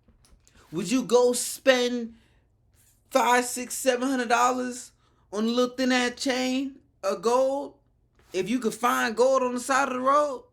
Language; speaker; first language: English; native; English